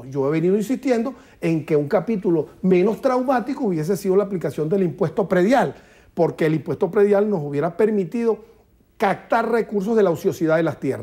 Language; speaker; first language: Spanish; native; Spanish